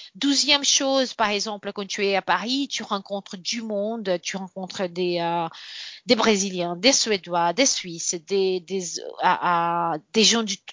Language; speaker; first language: French; non-native, fluent; Portuguese